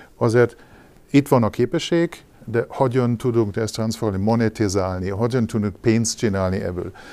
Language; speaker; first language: Hungarian; non-native, learner; German